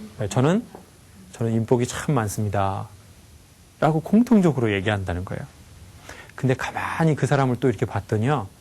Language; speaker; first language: Korean; native; Korean